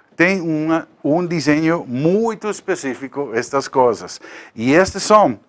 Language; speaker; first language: Portuguese; non-native, learner; Spanish